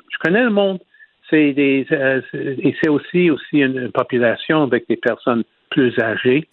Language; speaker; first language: French; non-native, fluent; Chinese